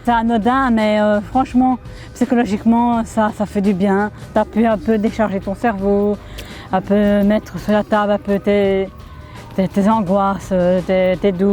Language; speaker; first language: French; native; French